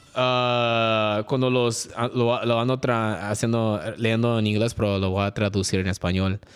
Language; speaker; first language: Spanish; early bilingual, heritage; Spanish